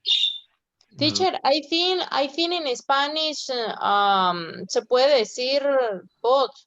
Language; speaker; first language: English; non-native, learner; Spanish